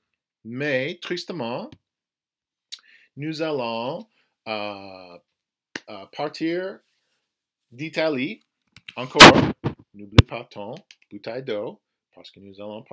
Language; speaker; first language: French; non-native, fluent; English